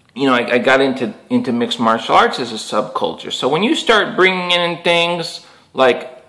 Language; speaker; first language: English; native; English